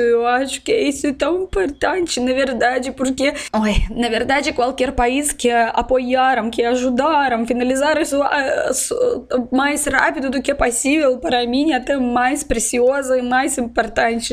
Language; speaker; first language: Portuguese; non-native, learner; Russian